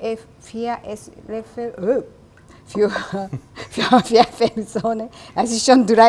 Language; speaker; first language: German; non-native, learner; Japanese